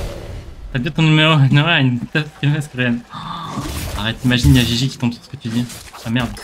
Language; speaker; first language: French; native; French